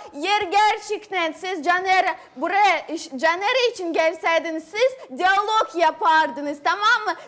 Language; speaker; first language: Turkish; non-native, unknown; Russian